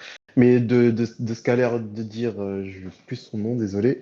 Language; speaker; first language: French; native; French